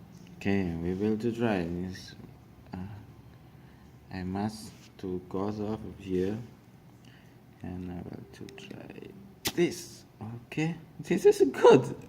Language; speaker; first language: English; non-native, learner; Indonesian